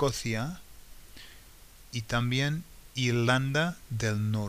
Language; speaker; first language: Spanish; non-native, fluent; English